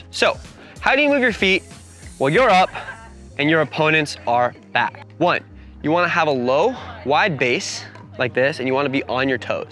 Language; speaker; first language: English; native; English